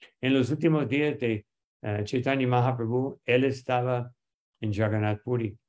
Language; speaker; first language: Spanish; non-native, fluent; English